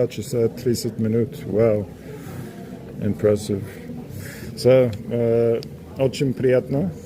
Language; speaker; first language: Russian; non-native, learner; English